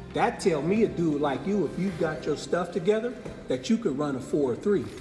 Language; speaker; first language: English; native; English